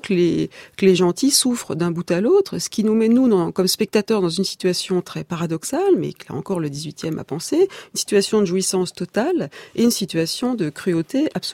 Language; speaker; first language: French; native; French